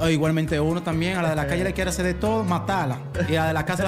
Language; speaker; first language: Spanish; native; Spanish